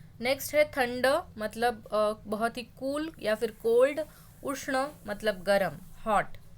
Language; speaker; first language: Hindi; non-native, local second language; Marathi